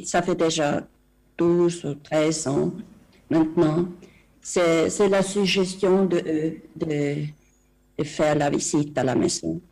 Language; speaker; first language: French; non-native, fluent; Swedish